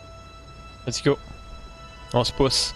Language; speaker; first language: French; native; French